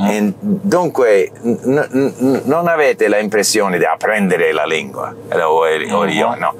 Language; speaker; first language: Italian; non-native, learner; English